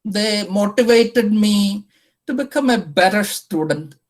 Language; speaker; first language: English; non-native, local second language; Malayalam